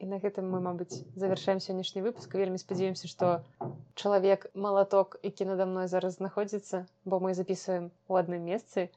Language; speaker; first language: Belarusian; native; Belarusian